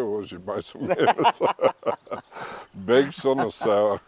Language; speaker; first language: Portuguese; non-native, fluent; German